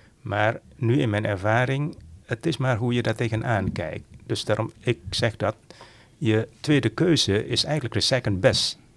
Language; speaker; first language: Dutch; non-native, fluent; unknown